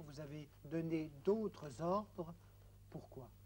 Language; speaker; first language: French; native; French